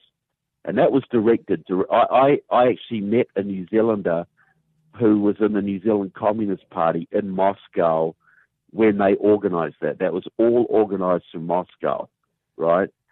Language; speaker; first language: English; native; English